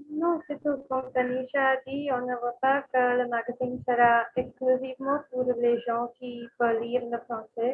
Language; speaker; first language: French; non-native, learner; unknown